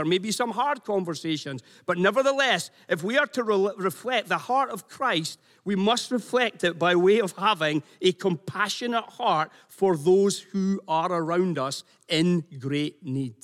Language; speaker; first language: English; native; English